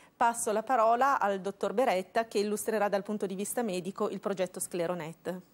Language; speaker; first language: Italian; native; Italian